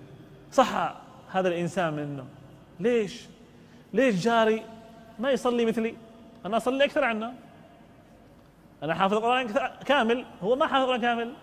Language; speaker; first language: Arabic; native; Arabic